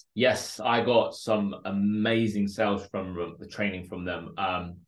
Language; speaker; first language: English; early bilingual, other home language; Russian